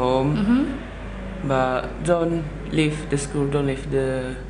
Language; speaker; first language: English; non-native, learner; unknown